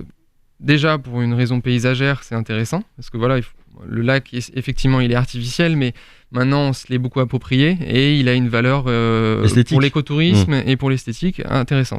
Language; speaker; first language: French; native; French